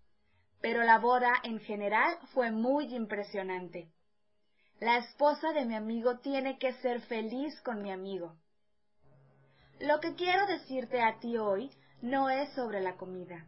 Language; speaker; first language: Spanish; non-native, learner; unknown